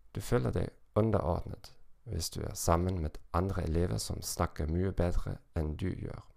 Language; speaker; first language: Norwegian; non-native, learner; German